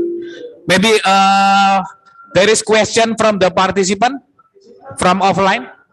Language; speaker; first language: English; non-native, learner; Indonesian